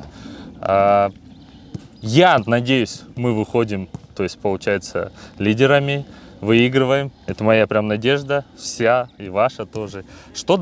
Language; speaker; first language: Russian; native; Russian